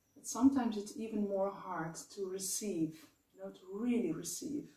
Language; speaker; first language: English; non-native, fluent; Dutch